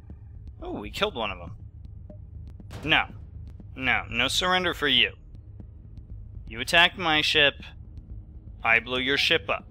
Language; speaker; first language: English; native; English